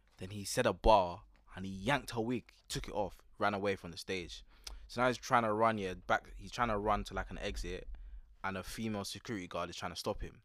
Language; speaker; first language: English; native; English